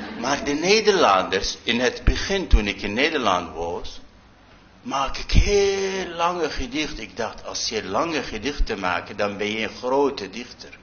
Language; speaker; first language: Dutch; non-native, fluent; Arabic